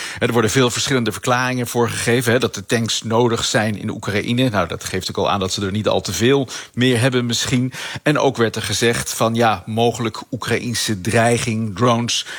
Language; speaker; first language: Dutch; native; Dutch